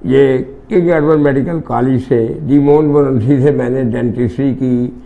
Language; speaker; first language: Urdu; non-native, local second language; Punjabi